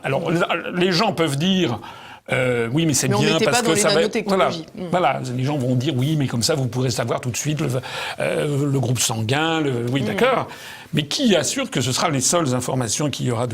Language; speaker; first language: French; native; French